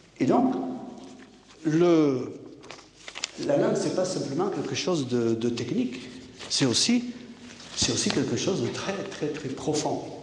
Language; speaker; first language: French; non-native, local second language; Basque